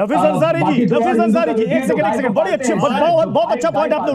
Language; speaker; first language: Hindi; native; Hindi